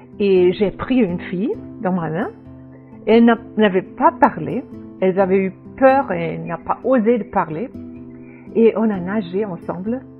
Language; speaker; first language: French; non-native, learner; German